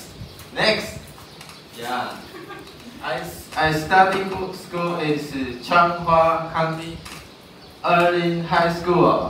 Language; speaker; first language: English; non-native, learner; Chinese